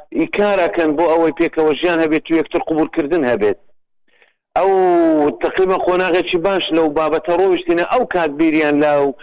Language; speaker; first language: Central Kurdish; native; Central Kurdish